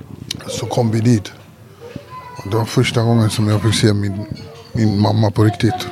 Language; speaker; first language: Swedish; early bilingual, other home language; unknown